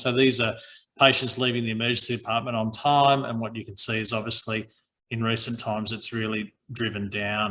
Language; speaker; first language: English; native; English